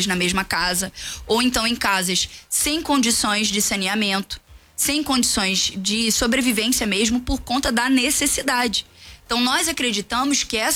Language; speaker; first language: Portuguese; native; Portuguese